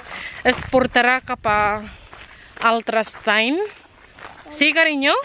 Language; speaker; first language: Catalan; non-native, learner; Filipino